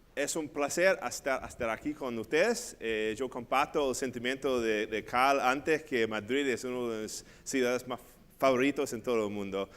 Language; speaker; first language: Spanish; non-native, learner; English